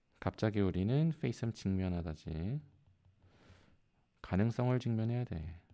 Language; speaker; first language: Korean; native; Korean